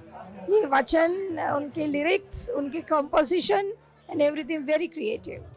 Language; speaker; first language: Hindi; non-native, fluent; Sinhala